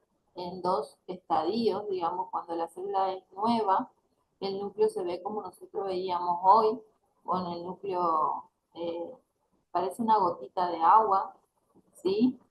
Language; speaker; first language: Spanish; native; Spanish